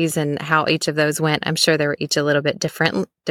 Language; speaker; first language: English; native; English